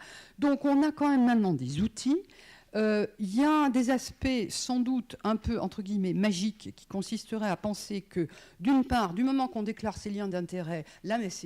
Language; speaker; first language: French; native; French